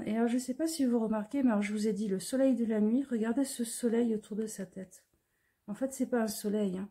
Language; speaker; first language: French; native; French